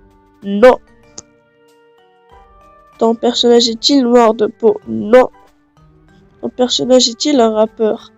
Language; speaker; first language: French; non-native, local second language; Arabic